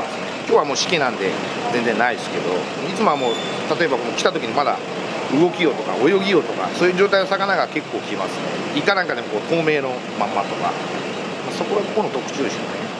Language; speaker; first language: Japanese; native; Japanese